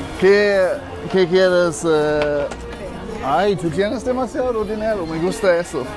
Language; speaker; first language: Spanish; non-native, learner; German